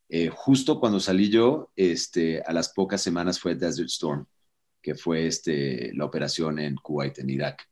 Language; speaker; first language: Spanish; native; Spanish